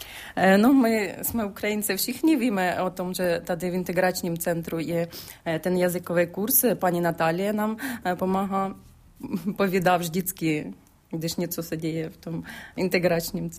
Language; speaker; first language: Czech; non-native, learner; Ukrainian